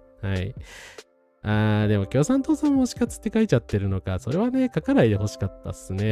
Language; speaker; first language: Japanese; native; Japanese